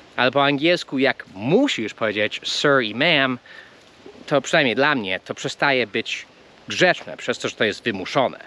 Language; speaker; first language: Polish; non-native, fluent; English